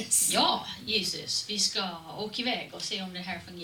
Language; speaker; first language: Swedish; non-native, fluent; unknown